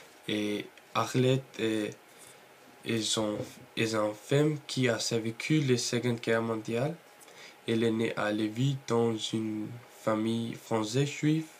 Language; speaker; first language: French; non-native, learner; Norwegian